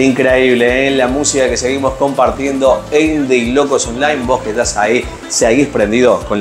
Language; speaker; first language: Spanish; native; Spanish